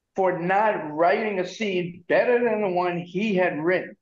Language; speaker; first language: English; native; English